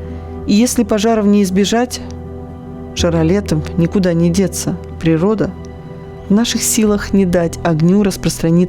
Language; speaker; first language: Russian; native; Russian